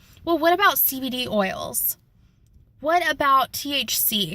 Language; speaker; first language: English; native; English